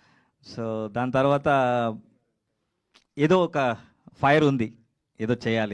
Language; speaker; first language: Telugu; non-native, learner; Kannada